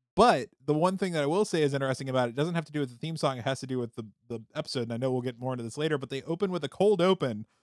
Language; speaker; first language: English; native; English